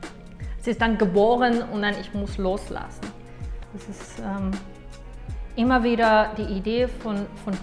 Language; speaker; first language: German; non-native, fluent; Spanish